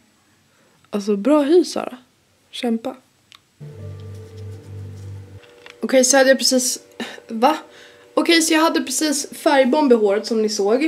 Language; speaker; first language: Swedish; native; Swedish